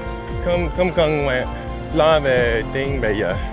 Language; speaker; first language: Vietnamese; non-native, learner; English